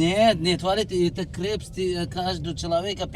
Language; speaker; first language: Russian; non-native, learner; Uzbek